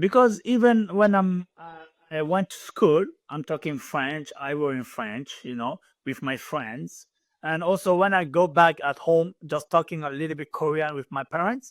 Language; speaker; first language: English; non-native, learner; French